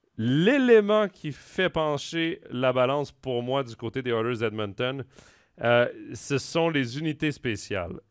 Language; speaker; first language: French; native; French